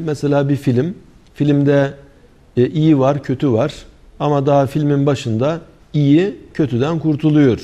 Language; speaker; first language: Turkish; native; Turkish